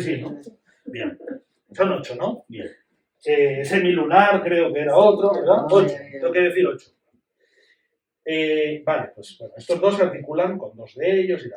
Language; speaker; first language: Spanish; native; Spanish